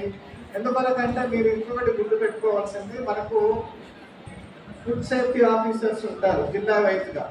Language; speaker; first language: Telugu; native; Telugu